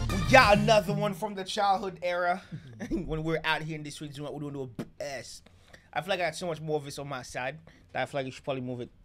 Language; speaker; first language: English; native; English